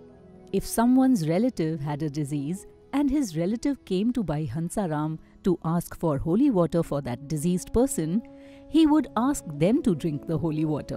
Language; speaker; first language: English; non-native, local second language; Hindi